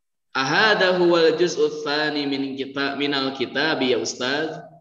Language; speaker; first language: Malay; non-native, local second language; Sundanese